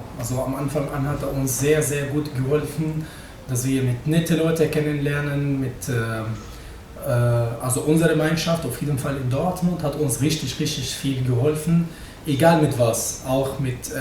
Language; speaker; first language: German; non-native, fluent; Arabic